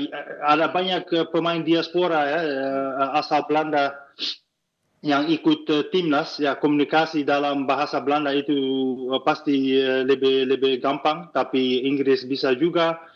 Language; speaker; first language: Indonesian; non-native, fluent; Dutch